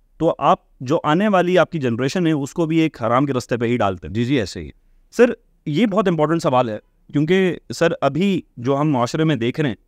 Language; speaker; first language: Urdu; native; Urdu